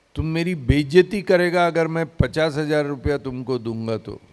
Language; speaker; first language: Hindi; non-native, local second language; Marathi